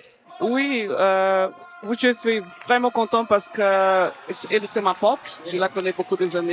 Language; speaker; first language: French; non-native, fluent; Portuguese